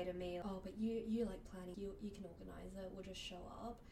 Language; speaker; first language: English; non-native, local second language; Cantonese